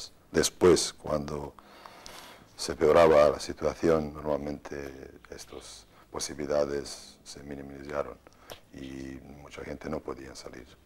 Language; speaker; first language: Spanish; non-native, fluent; Bosnian